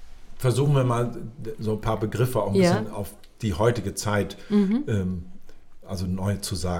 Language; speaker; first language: German; native; German